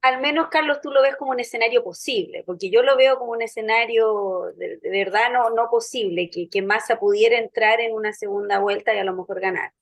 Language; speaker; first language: Spanish; native; Spanish